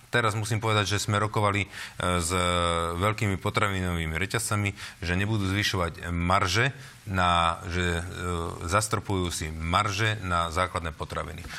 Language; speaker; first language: Slovak; native; Slovak